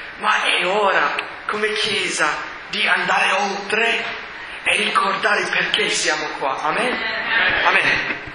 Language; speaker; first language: Italian; non-native, fluent; English